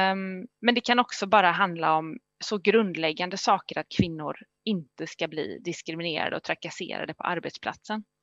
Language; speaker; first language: Swedish; native; Swedish